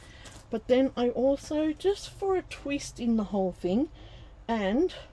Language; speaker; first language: English; native; English